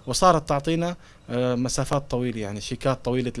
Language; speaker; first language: Arabic; native; Arabic